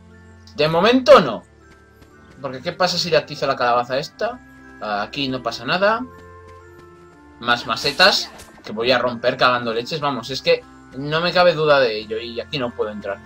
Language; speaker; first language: Spanish; native; Spanish